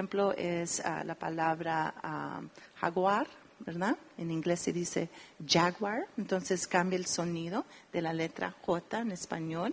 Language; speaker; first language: Spanish; early bilingual, heritage; Spanish